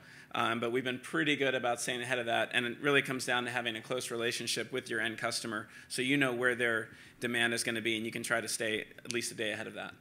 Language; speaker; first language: English; native; English